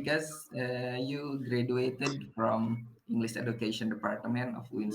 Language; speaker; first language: English; non-native, learner; Indonesian